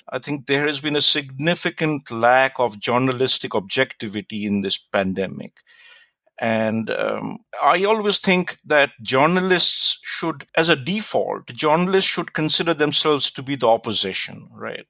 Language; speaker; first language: English; non-native, local second language; Bangla